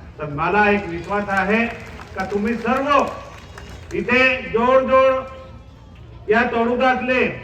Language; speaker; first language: Marathi; non-native, local second language; Bhili